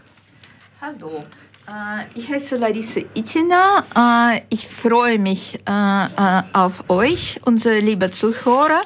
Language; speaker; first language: German; non-native, fluent; Ukrainian